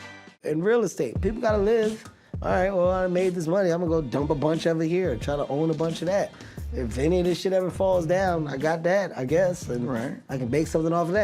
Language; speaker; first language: English; native; English